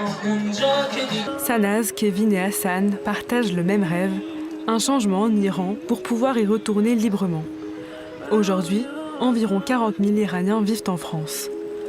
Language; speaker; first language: French; native; French